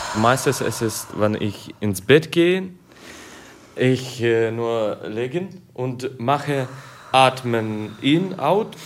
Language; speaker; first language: German; non-native, learner; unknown